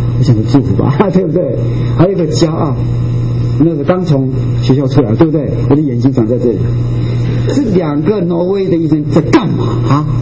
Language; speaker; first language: Chinese; non-native, local second language; Japanese